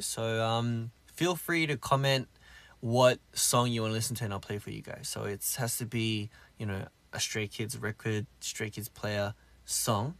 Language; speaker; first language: English; early bilingual, other home language; Korean